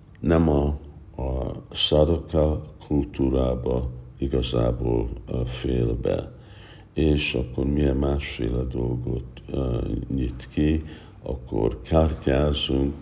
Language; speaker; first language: Hungarian; early bilingual, heritage; Hungarian